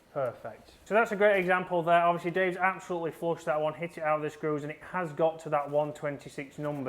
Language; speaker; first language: English; native; English